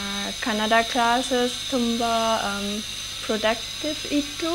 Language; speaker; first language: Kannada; non-native, learner; German